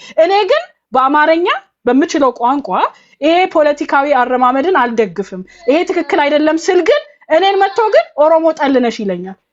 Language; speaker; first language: Amharic; native; Amharic